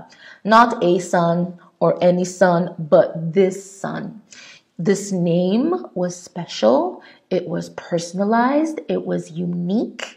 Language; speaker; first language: English; non-native, local second language; Igbo